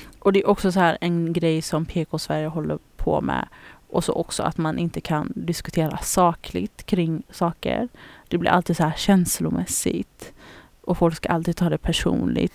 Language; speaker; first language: Swedish; early bilingual, other home language; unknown